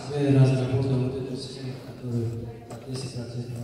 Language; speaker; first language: Russian; non-native, learner; Tajik